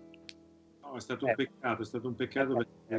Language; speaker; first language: Italian; native; Italian